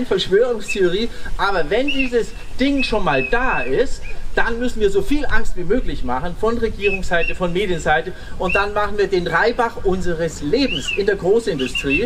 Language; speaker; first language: German; native; German